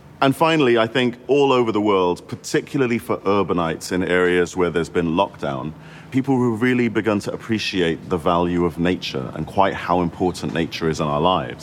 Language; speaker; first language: English; native; English